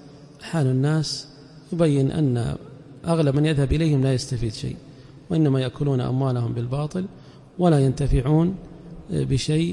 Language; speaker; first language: Arabic; native; Arabic